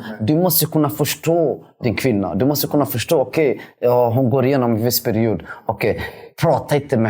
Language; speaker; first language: Swedish; early bilingual, other home language; Somali